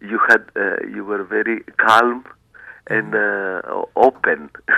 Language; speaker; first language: English; non-native, fluent; Greek